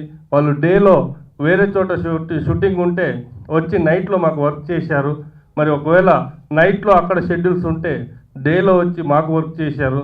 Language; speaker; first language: Telugu; native; Telugu